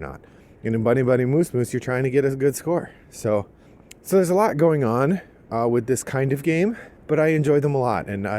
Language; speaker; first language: English; native; English